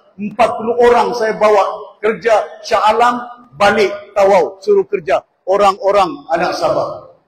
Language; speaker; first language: Malay; native; Malay